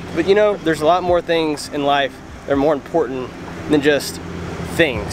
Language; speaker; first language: English; native; English